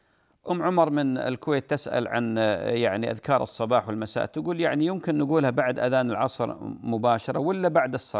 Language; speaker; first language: Arabic; native; Arabic